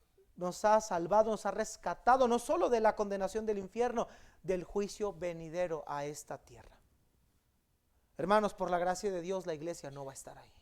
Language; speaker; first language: Spanish; native; Spanish